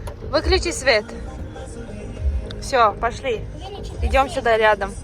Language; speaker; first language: Russian; non-native, local second language; Tajik